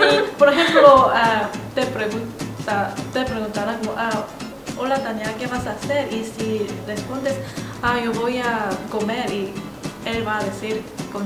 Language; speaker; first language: Spanish; non-native, fluent; Korean